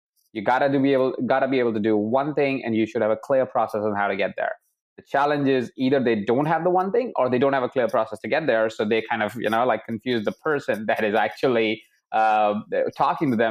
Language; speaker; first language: English; non-native, local second language; Hindi